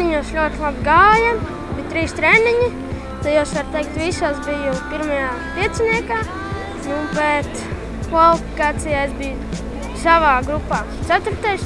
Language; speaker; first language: Latvian; native; Latvian